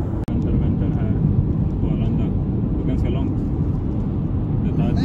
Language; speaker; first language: Swedish; non-native, learner; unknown